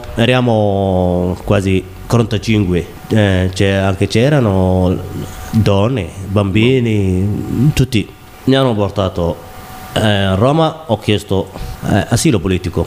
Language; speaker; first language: Italian; non-native, learner; Somali